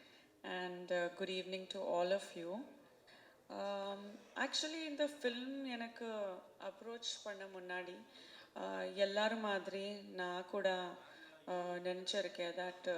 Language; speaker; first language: Tamil; non-native, fluent; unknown